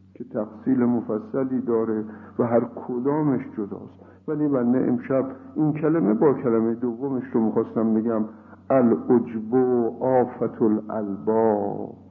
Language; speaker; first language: Persian; native; Persian